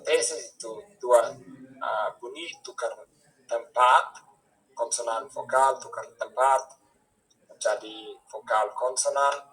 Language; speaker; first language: Indonesian; non-native, fluent; English